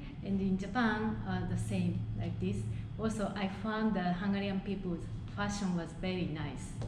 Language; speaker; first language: English; non-native, fluent; Japanese